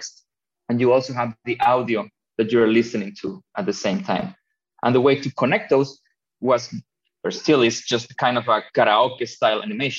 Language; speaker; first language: English; non-native, fluent; Spanish